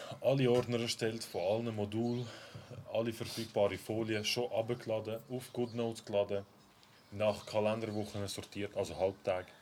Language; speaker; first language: German; early bilingual, other home language; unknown